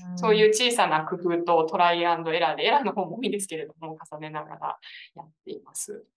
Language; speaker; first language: Japanese; native; Japanese